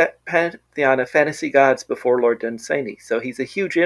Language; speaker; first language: English; native; English